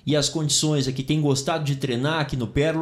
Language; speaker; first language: Portuguese; native; Portuguese